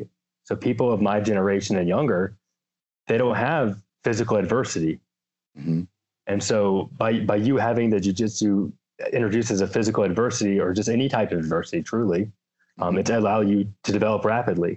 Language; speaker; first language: English; native; English